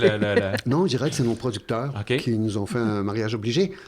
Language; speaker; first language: French; native; French